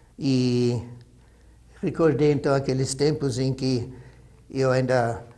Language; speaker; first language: Portuguese; early bilingual, other home language; German